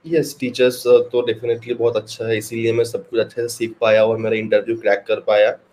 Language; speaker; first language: Hindi; non-native, local second language; Bangla